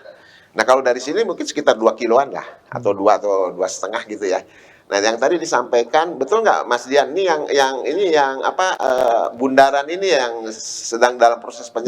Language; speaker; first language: Indonesian; native; Indonesian